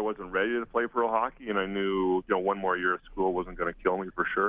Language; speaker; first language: English; native; English